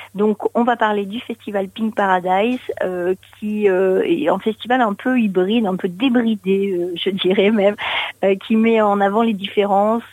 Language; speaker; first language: French; native; French